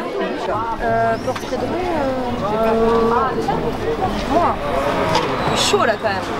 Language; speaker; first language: French; native; French